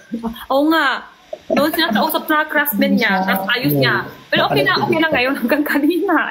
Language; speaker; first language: Filipino; non-native, learner; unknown